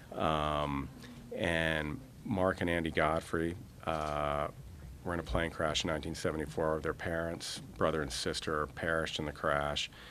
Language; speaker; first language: English; native; English